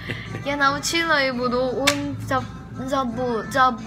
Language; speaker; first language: Russian; non-native, learner; Korean